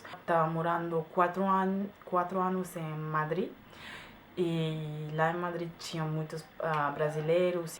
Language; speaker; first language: Portuguese; non-native, fluent; German